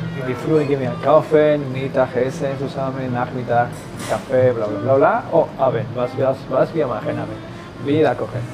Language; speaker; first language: German; non-native, learner; Spanish